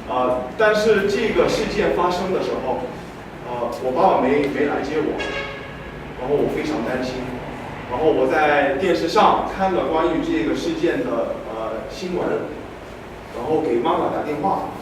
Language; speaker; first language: Chinese; non-native, fluent; English